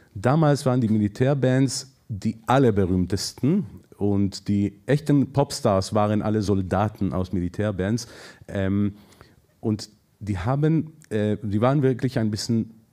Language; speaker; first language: German; non-native, fluent; Hebrew